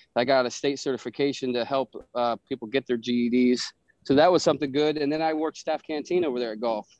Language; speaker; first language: English; native; English